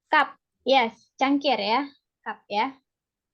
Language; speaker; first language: English; non-native, fluent; Indonesian